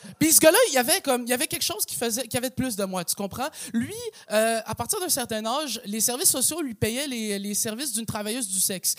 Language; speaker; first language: French; early bilingual, other home language; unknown